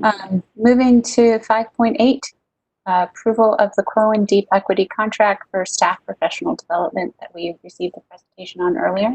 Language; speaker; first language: English; native; English